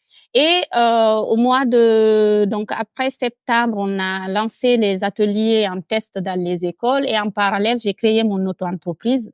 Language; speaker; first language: French; non-native, local second language; Fula